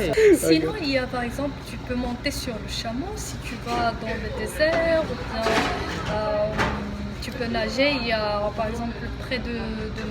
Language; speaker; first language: French; non-native, local second language; Arabic